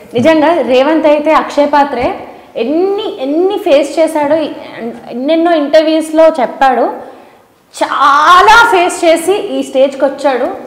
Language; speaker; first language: Telugu; native; Telugu